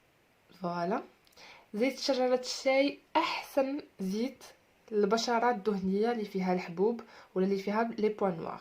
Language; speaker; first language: Arabic; native; Arabic